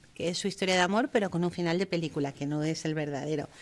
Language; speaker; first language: Spanish; early bilingual, heritage; German